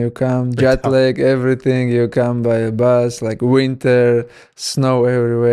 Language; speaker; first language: English; non-native, learner; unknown